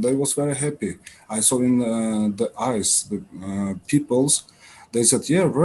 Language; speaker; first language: English; non-native, learner; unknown